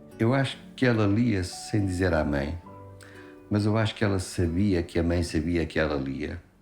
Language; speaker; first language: Portuguese; native; Portuguese